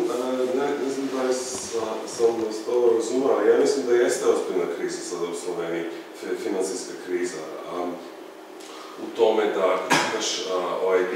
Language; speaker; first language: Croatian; non-native, fluent; English